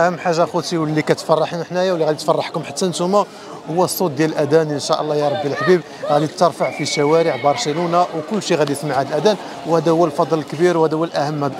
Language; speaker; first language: Arabic; native; Arabic